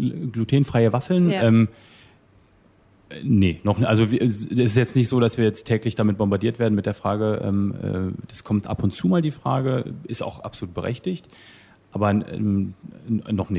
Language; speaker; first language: German; native; German